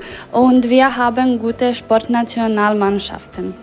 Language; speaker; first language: German; non-native, learner; Croatian